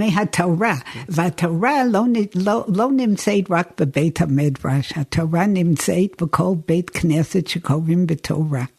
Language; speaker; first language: Hebrew; non-native, fluent; English